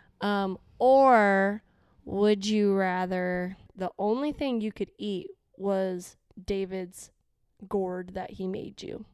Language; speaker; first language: English; native; English